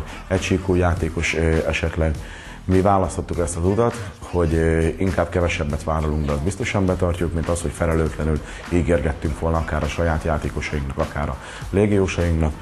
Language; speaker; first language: Hungarian; native; Hungarian